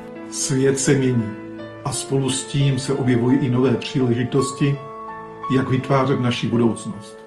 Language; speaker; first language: Czech; native; Czech